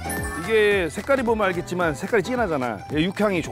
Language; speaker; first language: Korean; native; Korean